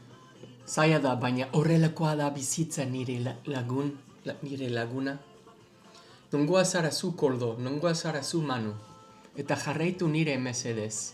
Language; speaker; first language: Basque; non-native, learner; English